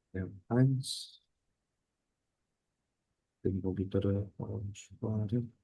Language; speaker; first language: German; non-native, learner; Indonesian